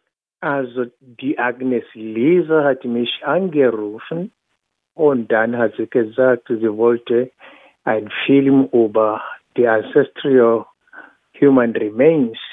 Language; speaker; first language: German; non-native, fluent; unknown